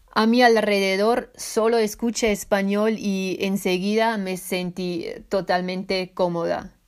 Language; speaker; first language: Spanish; non-native, fluent; Swiss German